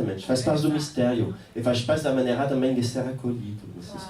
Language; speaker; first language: Portuguese; non-native, fluent; French